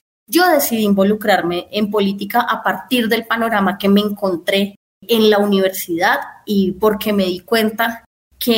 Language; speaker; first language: Spanish; native; Spanish